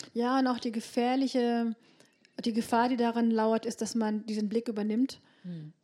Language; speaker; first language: German; early bilingual, other home language; Turkish